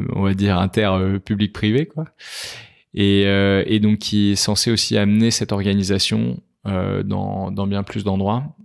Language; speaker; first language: French; native; French